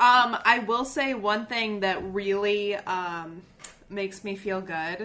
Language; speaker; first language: English; native; English